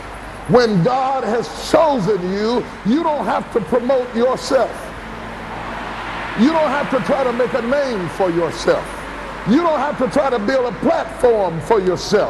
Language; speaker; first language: English; native; English